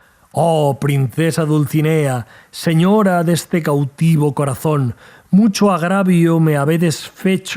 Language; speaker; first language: Spanish; native; Spanish